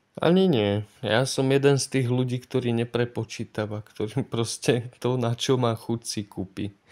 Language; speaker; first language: Slovak; native; Slovak